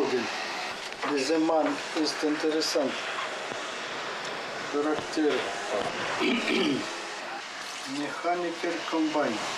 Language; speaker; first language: German; non-native, learner; Russian